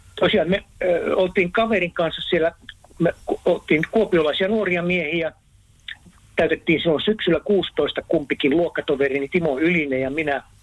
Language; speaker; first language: Finnish; native; Finnish